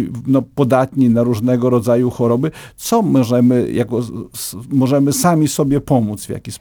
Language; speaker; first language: Polish; native; Polish